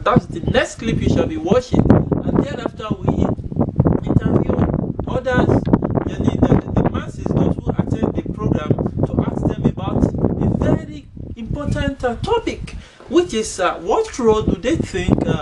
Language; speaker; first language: English; non-native, local second language; Yoruba